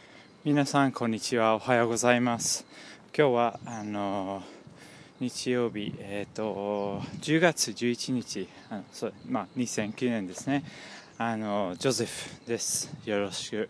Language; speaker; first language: Japanese; non-native, learner; English